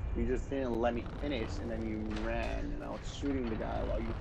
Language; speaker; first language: English; native; English